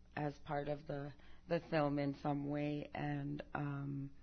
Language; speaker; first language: English; early bilingual, other home language; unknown